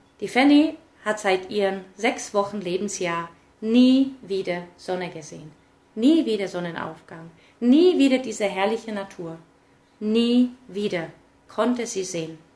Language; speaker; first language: German; early bilingual, other home language; Czech